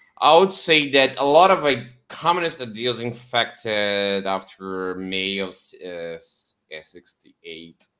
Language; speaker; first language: English; non-native, fluent; Portuguese